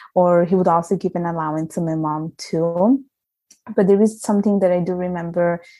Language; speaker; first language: English; non-native, fluent; Italian